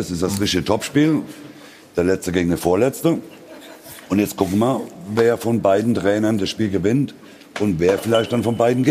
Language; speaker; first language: German; native; German